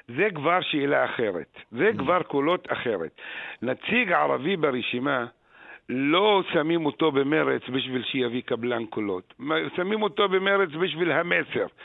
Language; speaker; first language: Hebrew; non-native, local second language; Arabic